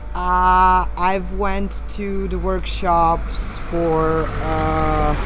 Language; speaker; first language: English; non-native, fluent; Serbian